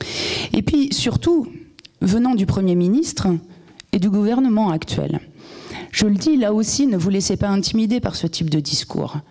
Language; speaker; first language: French; native; French